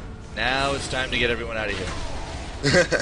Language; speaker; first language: English; native; English